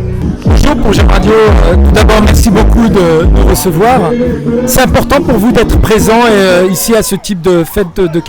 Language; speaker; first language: French; native; French